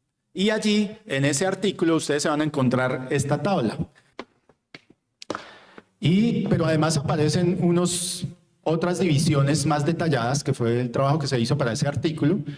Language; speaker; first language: Spanish; native; Spanish